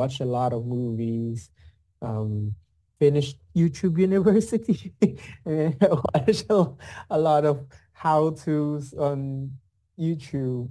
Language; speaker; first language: English; non-native, local second language; Filipino